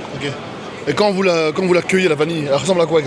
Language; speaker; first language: French; native; French